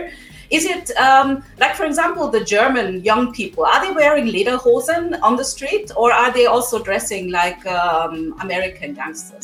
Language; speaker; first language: English; non-native, local second language; German